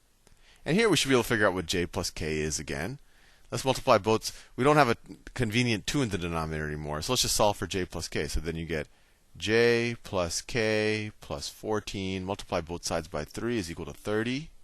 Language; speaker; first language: English; native; English